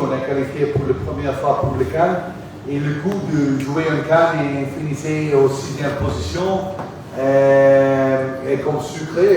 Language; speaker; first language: French; non-native, fluent; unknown